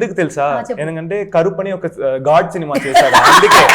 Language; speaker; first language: Telugu; non-native, local second language; Tamil